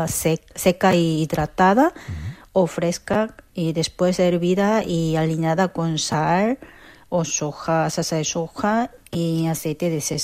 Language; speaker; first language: Spanish; non-native, fluent; Korean